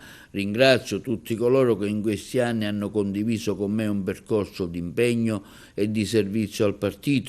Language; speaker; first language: Italian; native; Italian